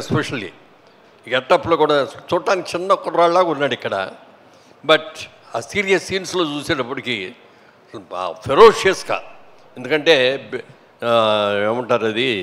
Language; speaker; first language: Telugu; native; Telugu